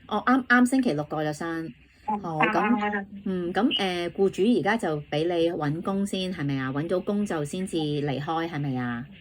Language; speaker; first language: Cantonese; native; Cantonese